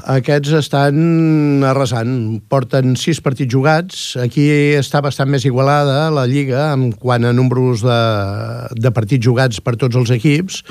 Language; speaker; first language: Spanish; non-native, local second language; Catalan